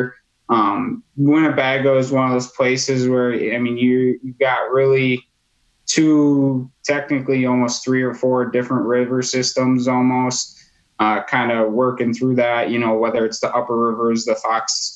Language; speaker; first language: English; native; English